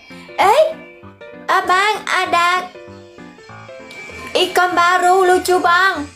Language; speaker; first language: Indonesian; non-native, learner; Vietnamese